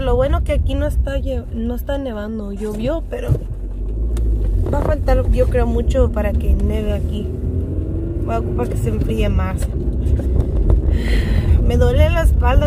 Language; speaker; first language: Spanish; early bilingual, heritage; Spanish